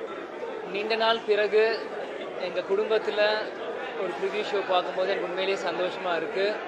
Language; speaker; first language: Tamil; native; Tamil